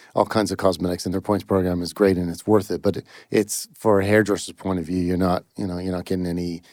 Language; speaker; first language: English; native; English